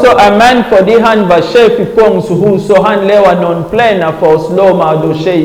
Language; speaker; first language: Danish; non-native, fluent; French